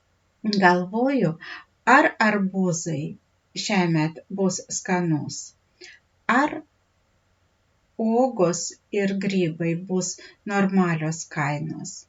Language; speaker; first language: Lithuanian; non-native, fluent; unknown